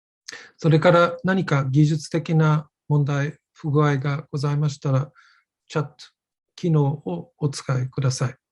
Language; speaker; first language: Japanese; non-native, fluent; German